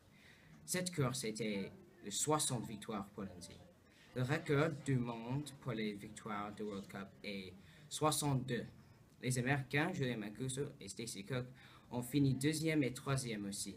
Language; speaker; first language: French; non-native, learner; English